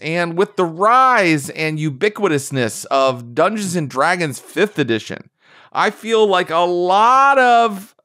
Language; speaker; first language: English; native; English